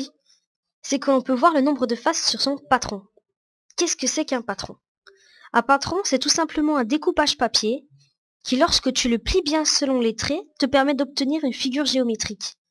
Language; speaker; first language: French; native; French